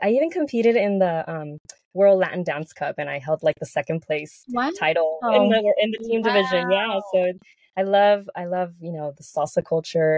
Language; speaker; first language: English; native; English